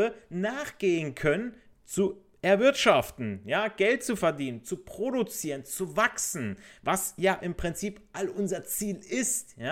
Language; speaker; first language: German; native; German